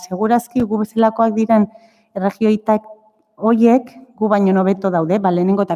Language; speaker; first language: Basque; native; Basque